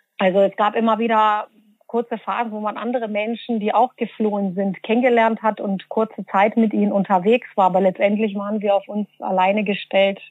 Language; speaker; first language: German; early bilingual, other home language; Bosnian